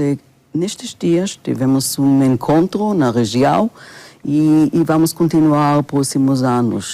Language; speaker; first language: Portuguese; non-native, fluent; Hebrew